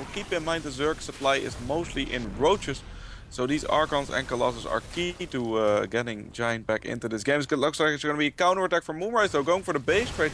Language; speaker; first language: English; non-native, fluent; Dutch